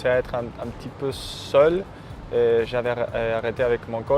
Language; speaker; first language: French; native; French